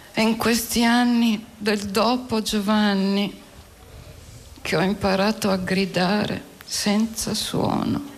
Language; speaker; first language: Italian; native; Italian